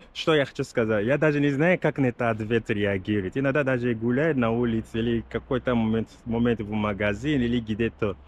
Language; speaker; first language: Russian; non-native, learner; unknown